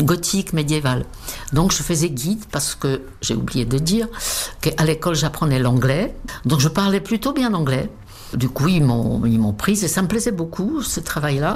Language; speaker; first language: French; non-native, fluent; Czech